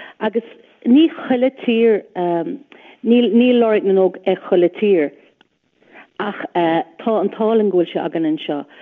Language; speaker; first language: Irish; non-native, local second language; English